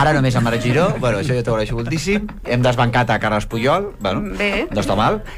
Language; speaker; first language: Catalan; native; Catalan